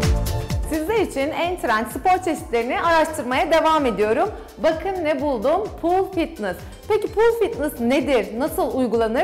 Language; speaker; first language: Turkish; native; Turkish